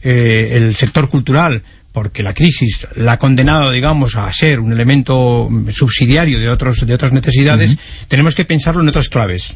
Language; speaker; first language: Spanish; native; Spanish